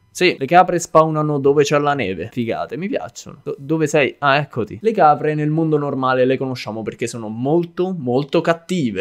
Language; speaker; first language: Italian; native; Italian